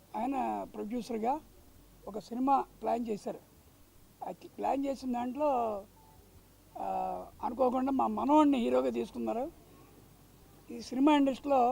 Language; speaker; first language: Telugu; native; Telugu